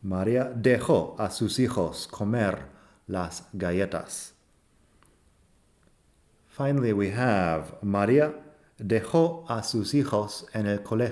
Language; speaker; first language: Spanish; non-native, fluent; English